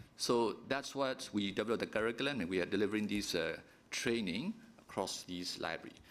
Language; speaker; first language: English; non-native, fluent; Burmese